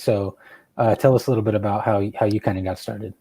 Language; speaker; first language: English; native; English